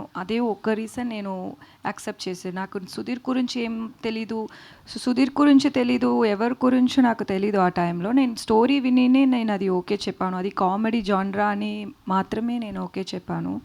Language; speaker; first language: Telugu; non-native, learner; Tamil